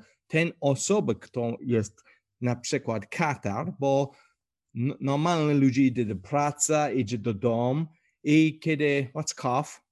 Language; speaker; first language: Polish; non-native, learner; English